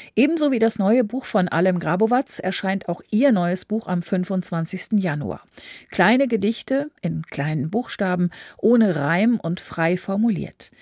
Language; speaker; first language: German; native; German